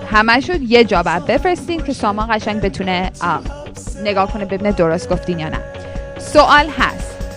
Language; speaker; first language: Persian; early bilingual, heritage; Persian